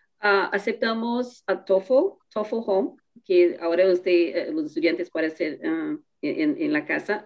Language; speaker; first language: Spanish; non-native, fluent; Portuguese